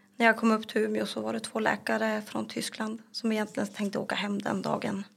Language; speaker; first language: Swedish; native; Swedish